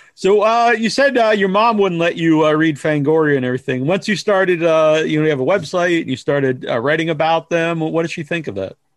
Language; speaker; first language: English; native; English